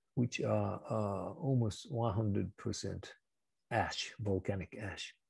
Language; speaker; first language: English; non-native, fluent; Japanese